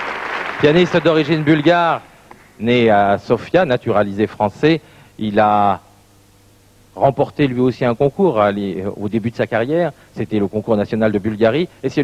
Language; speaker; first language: French; native; French